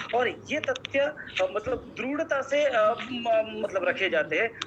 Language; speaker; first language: Hindi; non-native, local second language; Marathi